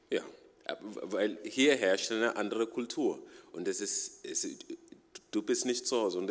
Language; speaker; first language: German; non-native, fluent; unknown